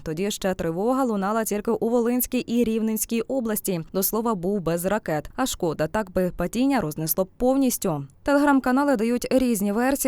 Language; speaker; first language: Ukrainian; native; Ukrainian